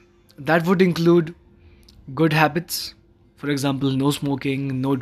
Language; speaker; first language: English; non-native, local second language; Hindi